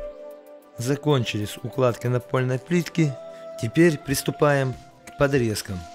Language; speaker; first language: Russian; native; Russian